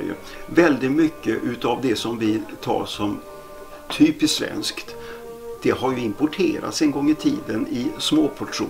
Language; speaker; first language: Swedish; native; Swedish